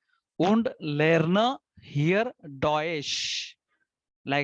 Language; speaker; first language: German; non-native, fluent; Marathi